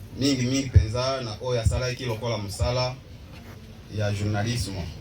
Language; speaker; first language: Lingala; non-native, local second language; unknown